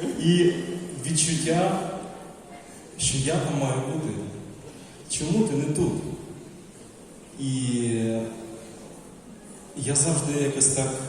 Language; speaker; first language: Ukrainian; non-native, local second language; Russian